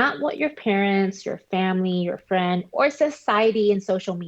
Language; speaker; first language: English; early bilingual, other home language; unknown